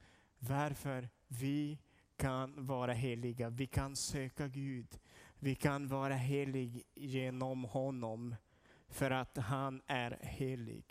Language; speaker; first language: Swedish; non-native, learner; Portuguese